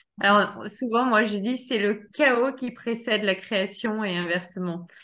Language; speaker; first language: French; native; French